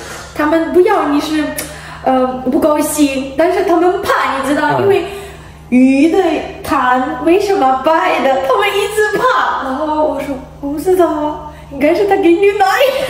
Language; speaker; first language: Chinese; non-native, learner; Ukrainian